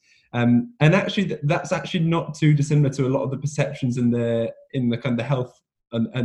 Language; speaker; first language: English; native; English